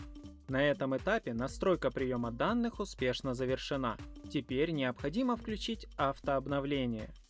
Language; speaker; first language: Russian; native; Russian